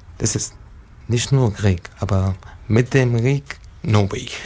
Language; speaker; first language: German; non-native, learner; Arabic